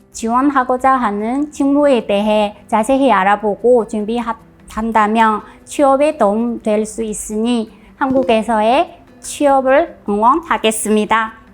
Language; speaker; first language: Korean; non-native, fluent; Chinese